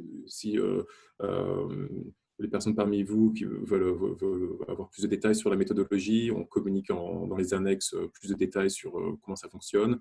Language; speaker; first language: French; native; French